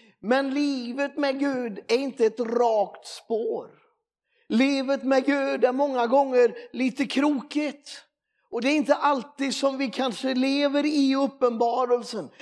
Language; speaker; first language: Swedish; native; Swedish